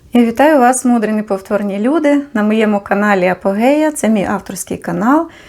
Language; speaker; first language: Ukrainian; native; Ukrainian